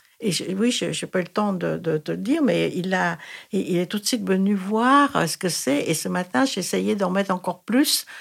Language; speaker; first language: French; non-native, fluent; Thai